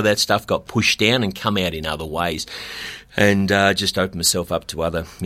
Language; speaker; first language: English; native; English